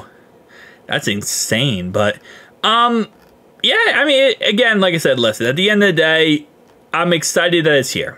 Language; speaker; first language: English; native; English